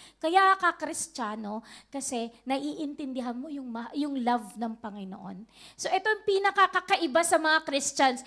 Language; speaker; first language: Filipino; native; Filipino